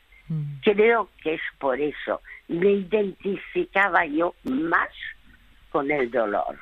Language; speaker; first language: Spanish; early bilingual, other home language; French